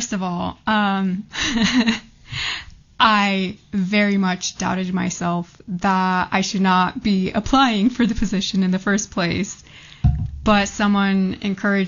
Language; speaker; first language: English; native; English